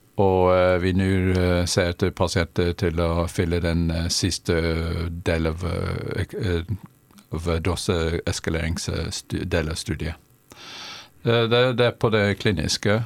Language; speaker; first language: Norwegian; non-native, fluent; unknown